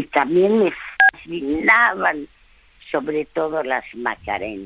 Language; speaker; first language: Spanish; early bilingual, other home language; French